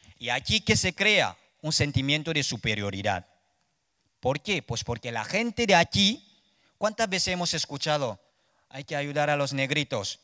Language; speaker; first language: Spanish; non-native, fluent; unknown